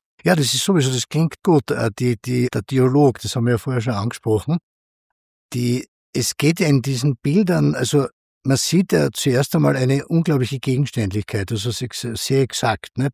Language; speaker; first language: German; native; German